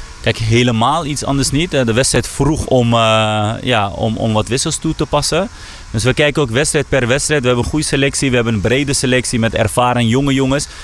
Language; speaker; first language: Dutch; early bilingual, other home language; Persian